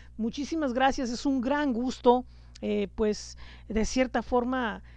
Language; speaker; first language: Spanish; native; Spanish